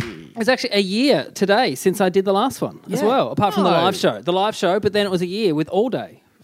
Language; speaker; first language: English; native; English